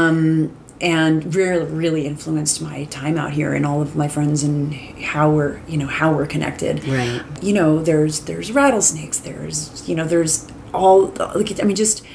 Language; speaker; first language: English; native; English